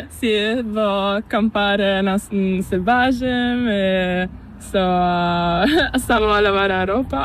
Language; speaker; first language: Spanish; non-native, learner; Portuguese